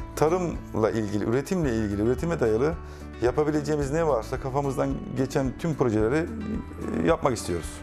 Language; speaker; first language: Turkish; native; Turkish